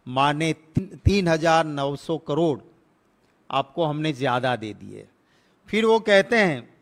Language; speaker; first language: Hindi; non-native, local second language; Gujarati